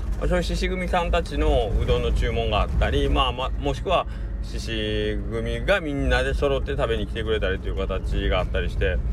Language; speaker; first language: Japanese; native; Japanese